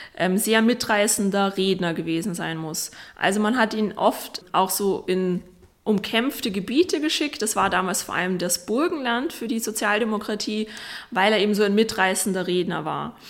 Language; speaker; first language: German; native; German